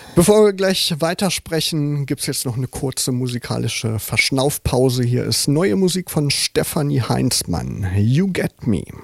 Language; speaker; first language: German; native; German